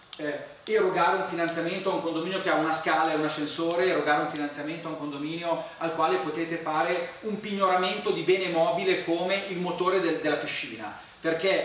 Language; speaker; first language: Italian; native; Italian